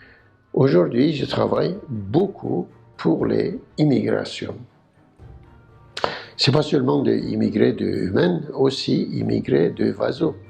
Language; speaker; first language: French; non-native, learner; Turkish